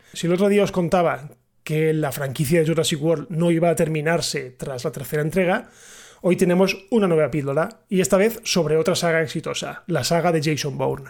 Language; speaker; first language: Spanish; native; Spanish